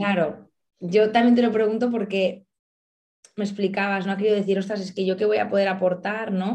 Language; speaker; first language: Spanish; native; Spanish